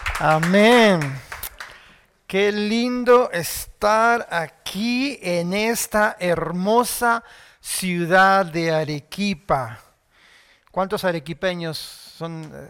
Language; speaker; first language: Spanish; native; Spanish